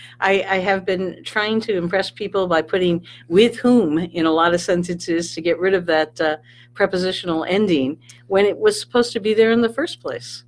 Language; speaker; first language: English; native; English